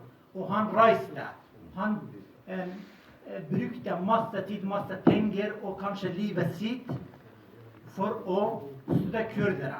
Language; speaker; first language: Norwegian; non-native, fluent; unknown